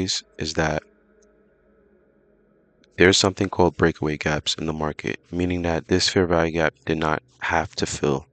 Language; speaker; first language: English; native; English